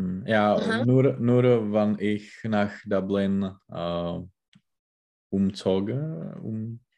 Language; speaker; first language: German; non-native, learner; Czech